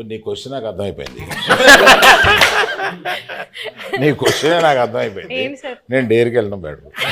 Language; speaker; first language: Telugu; native; Telugu